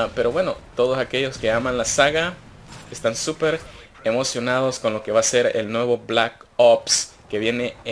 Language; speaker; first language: Spanish; native; Spanish